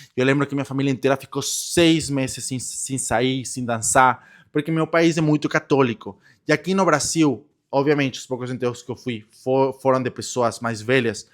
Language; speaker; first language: Portuguese; non-native, fluent; Spanish